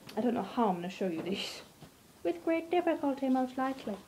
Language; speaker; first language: English; native; English